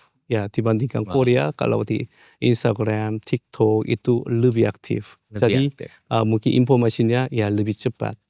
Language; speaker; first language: Indonesian; non-native, learner; Korean